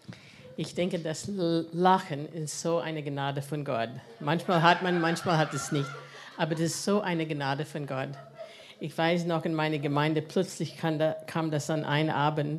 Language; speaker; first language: German; non-native, fluent; English